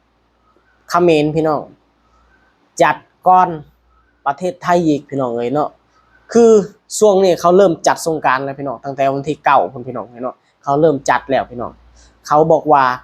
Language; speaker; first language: Thai; non-native, local second language; Lao